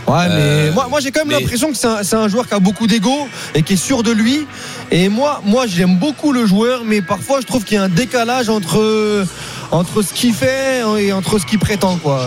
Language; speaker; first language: French; native; French